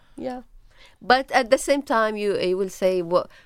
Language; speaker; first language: English; non-native, learner; Arabic